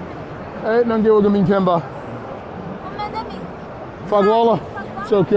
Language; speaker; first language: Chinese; non-native, fluent; English